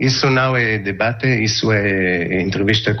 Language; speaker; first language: Portuguese; non-native, learner; Hebrew